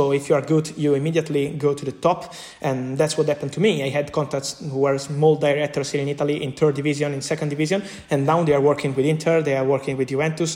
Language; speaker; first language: English; non-native, fluent; Italian